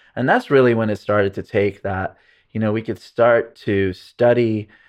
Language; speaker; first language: English; early bilingual, other home language; Arabic